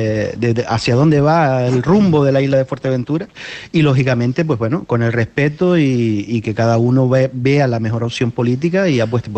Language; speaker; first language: Spanish; native; Spanish